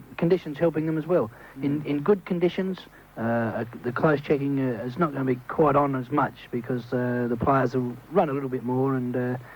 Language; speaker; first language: English; native; English